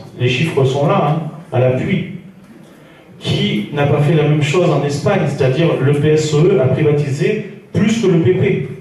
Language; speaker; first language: French; native; French